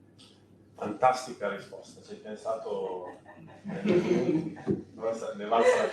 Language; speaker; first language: Italian; native; Italian